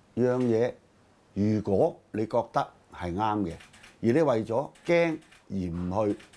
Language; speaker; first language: Cantonese; native; Cantonese